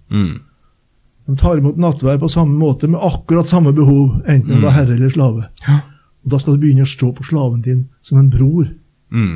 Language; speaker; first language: Norwegian; native; Norwegian